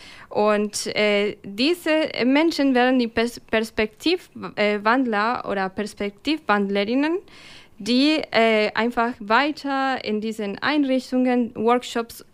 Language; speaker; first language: German; non-native, fluent; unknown